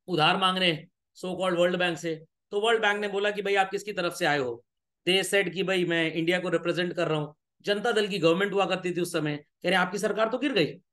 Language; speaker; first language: Hindi; native; Hindi